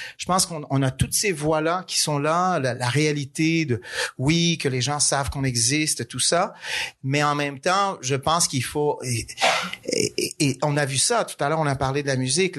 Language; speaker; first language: French; native; French